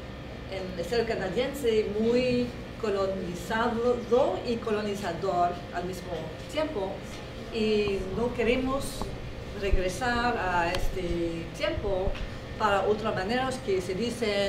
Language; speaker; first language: Spanish; non-native, fluent; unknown